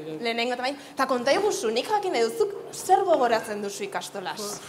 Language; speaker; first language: Basque; native; Basque